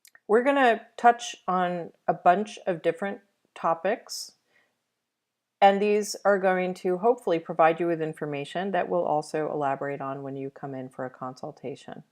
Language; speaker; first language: English; native; English